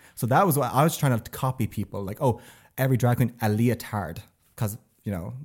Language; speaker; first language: English; native; English